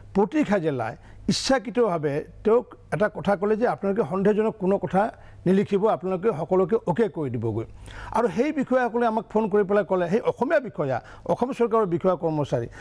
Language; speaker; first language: Assamese; native; Assamese